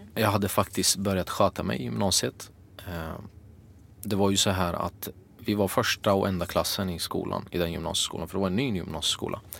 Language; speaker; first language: Swedish; early bilingual, other home language; Kurdish